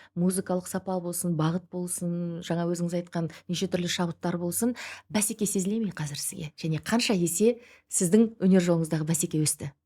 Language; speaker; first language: Kazakh; native; Kazakh